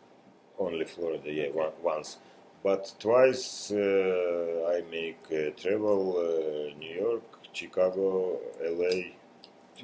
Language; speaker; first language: English; non-native, learner; Russian